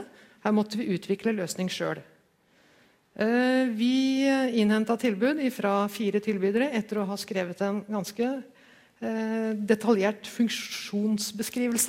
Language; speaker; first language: Norwegian; native; Norwegian